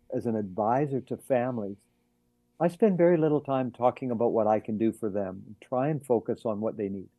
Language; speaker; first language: English; native; English